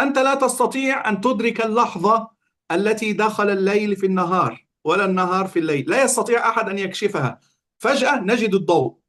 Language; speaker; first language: Arabic; native; Arabic